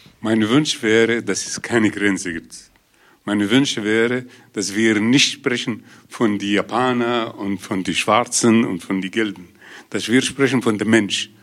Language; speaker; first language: German; non-native, learner; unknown